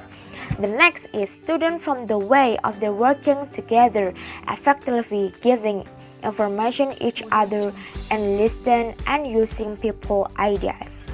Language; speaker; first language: English; non-native, learner; Indonesian